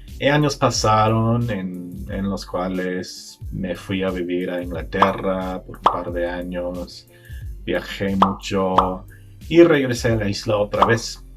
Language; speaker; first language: Spanish; non-native, fluent; English